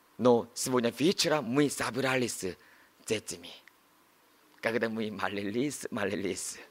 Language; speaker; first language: Russian; non-native, learner; Korean